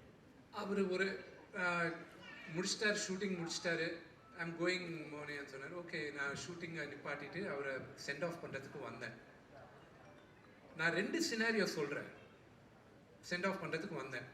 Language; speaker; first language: Tamil; non-native, local second language; Telugu